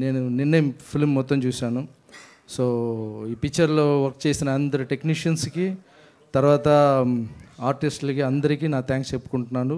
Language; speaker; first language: Telugu; non-native, fluent; Tamil